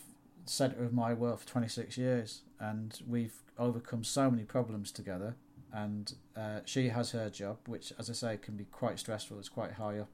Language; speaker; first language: English; native; English